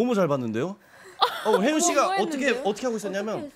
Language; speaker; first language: Korean; native; Korean